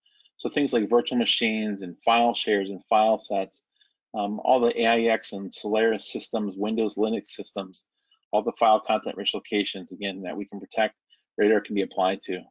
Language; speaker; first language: English; native; English